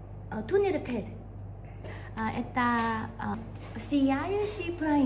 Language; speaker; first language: Russian; non-native, fluent; Korean